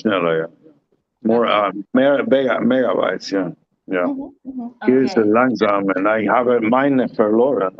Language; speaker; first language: German; non-native, learner; Spanish